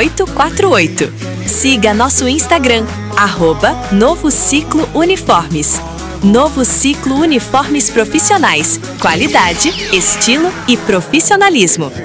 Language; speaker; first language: Portuguese; native; Portuguese